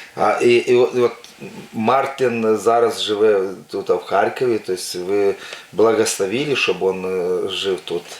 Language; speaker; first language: Ukrainian; non-native, local second language; Russian